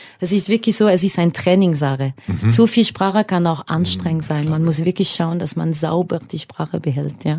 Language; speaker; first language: German; non-native, local second language; French